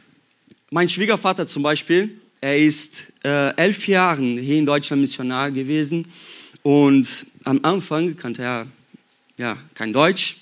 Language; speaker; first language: German; non-native, fluent; Portuguese